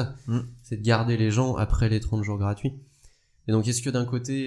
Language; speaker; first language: French; native; French